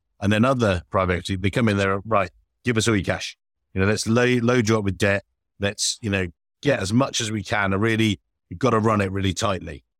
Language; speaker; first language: English; native; English